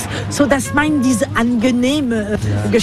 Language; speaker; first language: German; non-native, learner; French